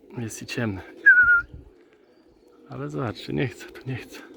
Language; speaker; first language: Polish; native; Polish